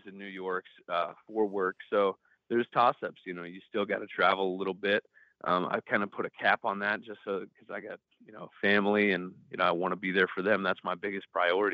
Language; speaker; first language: English; native; English